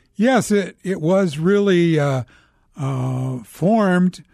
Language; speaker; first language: English; native; English